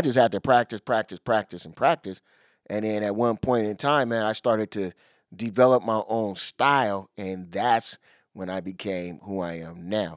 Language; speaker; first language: English; native; English